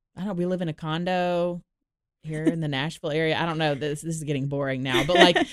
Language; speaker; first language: English; native; English